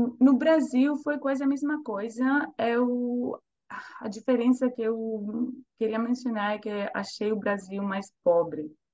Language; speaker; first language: Portuguese; non-native, fluent; Greek